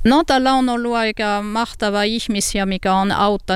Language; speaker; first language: Finnish; non-native, learner; French